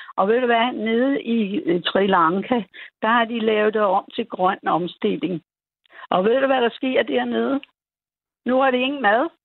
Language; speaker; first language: Danish; native; Danish